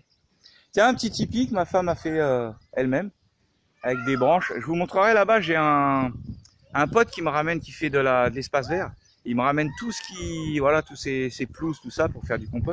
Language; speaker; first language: French; native; French